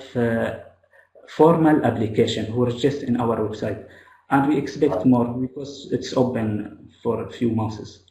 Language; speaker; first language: English; non-native, fluent; Arabic